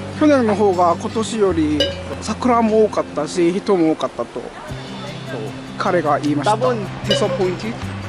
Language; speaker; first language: Japanese; non-native, learner; Korean